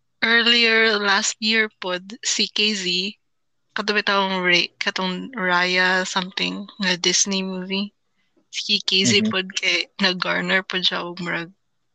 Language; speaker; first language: English; non-native, local second language; Cebuano